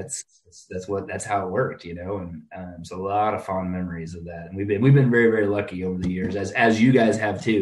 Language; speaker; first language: English; native; English